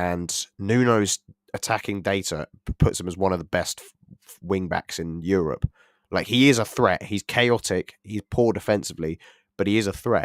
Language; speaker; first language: English; native; English